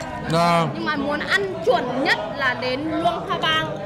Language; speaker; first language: Vietnamese; non-native, fluent; Lao